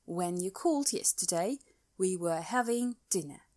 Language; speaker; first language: English; non-native, fluent; Russian